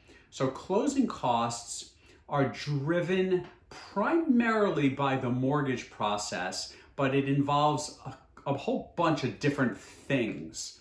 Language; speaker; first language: English; native; English